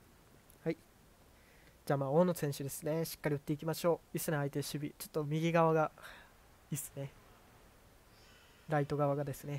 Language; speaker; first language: Japanese; native; Japanese